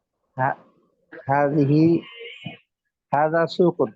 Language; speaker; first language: Arabic; non-native, learner; Bangla